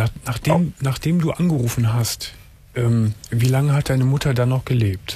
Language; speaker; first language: German; native; German